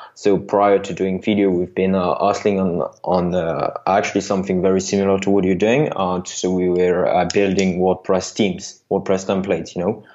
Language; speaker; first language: English; non-native, fluent; French